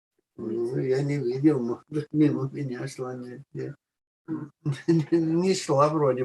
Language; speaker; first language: Russian; native; Russian